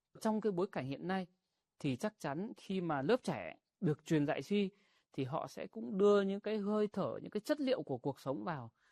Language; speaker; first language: Vietnamese; non-native, local second language; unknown